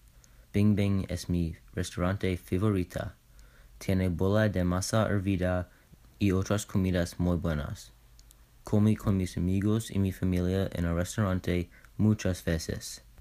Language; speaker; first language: Spanish; non-native, learner; English